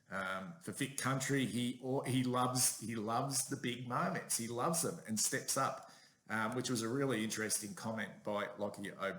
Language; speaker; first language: English; native; English